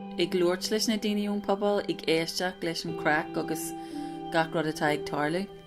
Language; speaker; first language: Irish; non-native, local second language; English